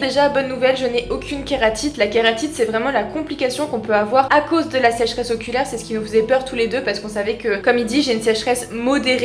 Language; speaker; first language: French; native; French